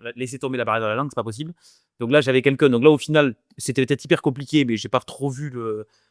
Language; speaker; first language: French; native; French